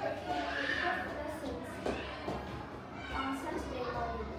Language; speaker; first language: English; non-native, learner; Vietnamese